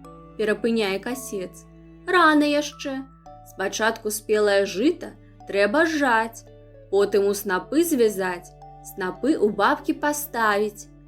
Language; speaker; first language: Belarusian; non-native, local second language; Russian